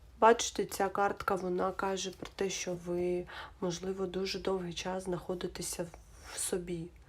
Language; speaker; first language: Ukrainian; non-native, local second language; Russian